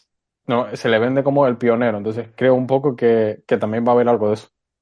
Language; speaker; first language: Spanish; native; Spanish